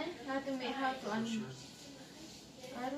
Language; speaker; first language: English; non-native, local second language; Filipino